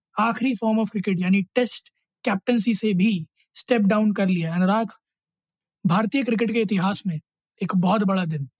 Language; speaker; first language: Hindi; native; Hindi